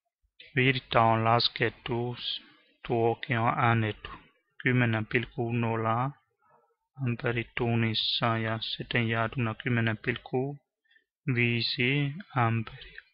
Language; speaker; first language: Finnish; non-native, learner; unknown